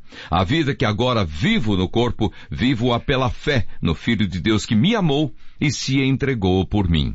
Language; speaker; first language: Portuguese; native; Portuguese